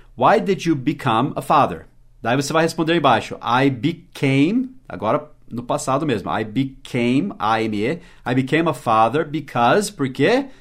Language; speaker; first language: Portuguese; early bilingual, other home language; English